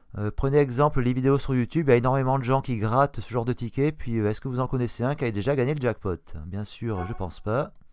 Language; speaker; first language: French; native; French